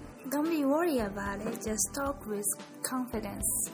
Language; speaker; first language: English; non-native, fluent; Japanese